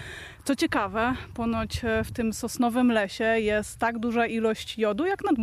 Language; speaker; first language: Polish; native; Polish